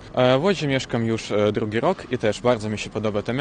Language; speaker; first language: Polish; non-native, fluent; Ukrainian